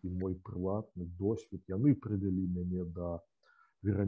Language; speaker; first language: Polish; non-native, learner; Belarusian